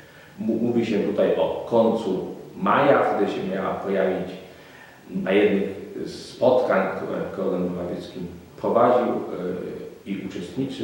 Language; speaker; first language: Polish; native; Polish